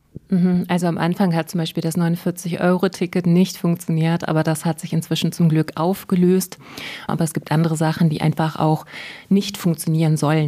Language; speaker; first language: German; native; German